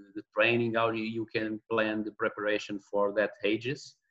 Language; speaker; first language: English; non-native, learner; Portuguese